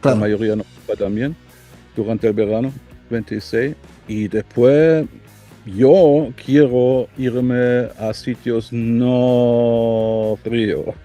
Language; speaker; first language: Spanish; non-native, learner; German